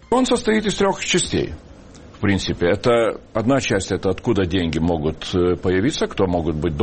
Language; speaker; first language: Russian; non-native, local second language; Lithuanian